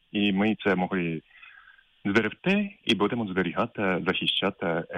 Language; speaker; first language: Ukrainian; non-native, fluent; Japanese